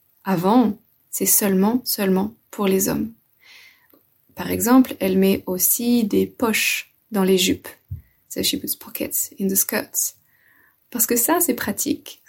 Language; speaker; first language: French; native; French